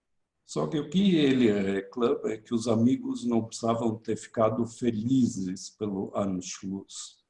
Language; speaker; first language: Portuguese; early bilingual, other home language; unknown